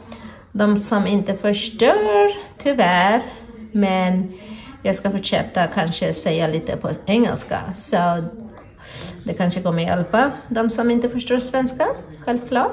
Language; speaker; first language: Swedish; non-native, fluent; Bangla